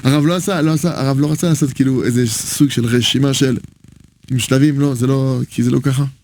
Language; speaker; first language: Hebrew; non-native, fluent; French